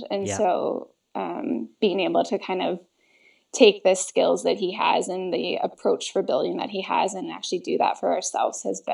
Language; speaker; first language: English; native; English